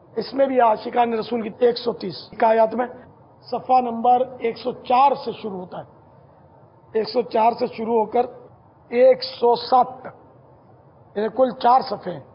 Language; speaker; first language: Urdu; non-native, local second language; Memoni